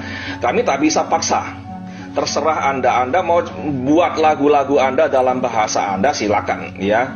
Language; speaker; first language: Indonesian; native; Indonesian